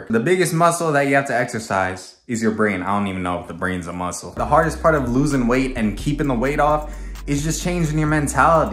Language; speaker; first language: English; native; English